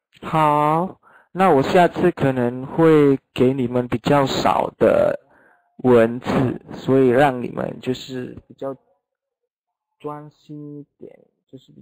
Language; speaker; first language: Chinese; non-native, fluent; Indonesian